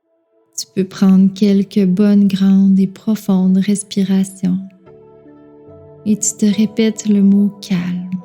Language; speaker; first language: French; native; French